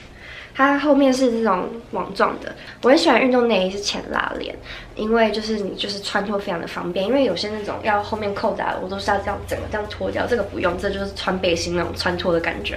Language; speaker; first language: Chinese; native; Chinese